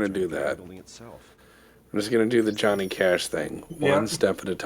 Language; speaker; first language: English; native; English